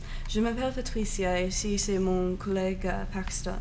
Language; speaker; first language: French; non-native, learner; English